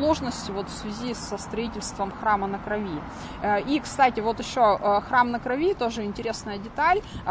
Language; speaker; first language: Russian; native; Russian